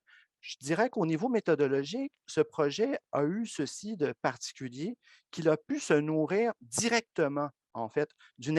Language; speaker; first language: French; native; French